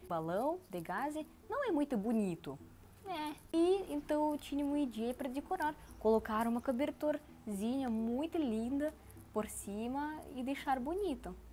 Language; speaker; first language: Portuguese; non-native, learner; Russian